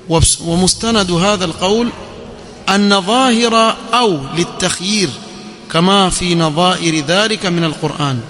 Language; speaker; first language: Arabic; non-native, fluent; Swahili